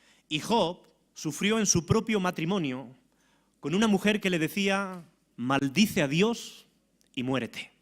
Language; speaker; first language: Spanish; native; Spanish